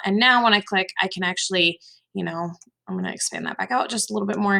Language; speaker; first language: English; native; English